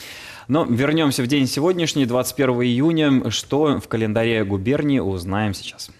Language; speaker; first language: Russian; native; Russian